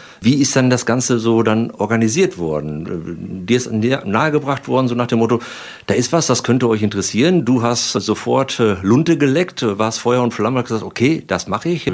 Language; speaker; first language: German; native; German